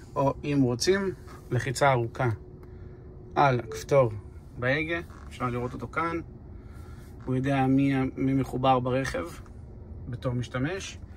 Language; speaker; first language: Hebrew; native; Hebrew